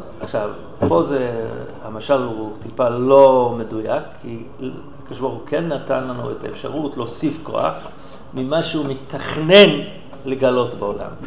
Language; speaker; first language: Hebrew; non-native, fluent; English